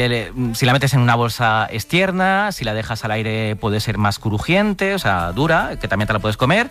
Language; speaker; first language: Spanish; native; Spanish